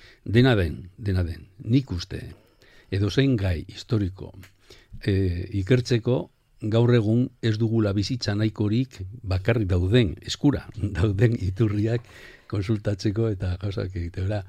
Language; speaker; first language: Basque; non-native, local second language; Spanish